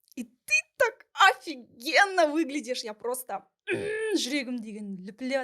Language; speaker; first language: Russian; non-native, local second language; Kazakh